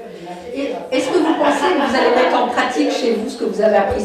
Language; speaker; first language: French; native; French